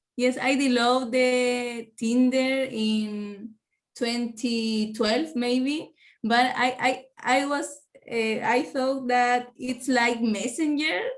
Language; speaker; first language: English; non-native, learner; Spanish